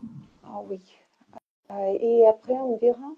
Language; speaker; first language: French; non-native, learner; Ukrainian